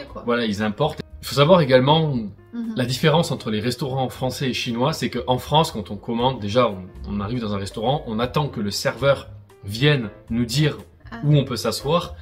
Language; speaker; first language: French; native; French